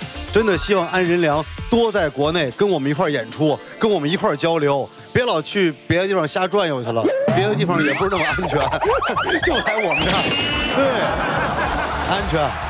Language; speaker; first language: Chinese; native; Chinese